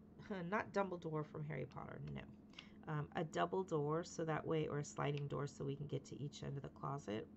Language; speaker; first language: English; native; English